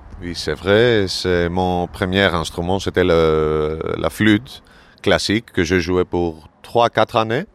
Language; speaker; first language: French; non-native, learner; Greek